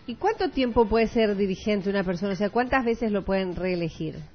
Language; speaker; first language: Spanish; native; Spanish